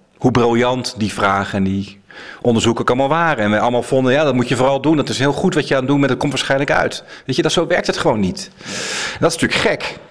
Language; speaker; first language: Dutch; native; Dutch